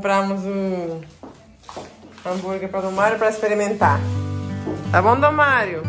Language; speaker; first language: Portuguese; non-native, fluent; Spanish